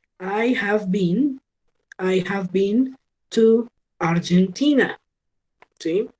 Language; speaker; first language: English; non-native, learner; Spanish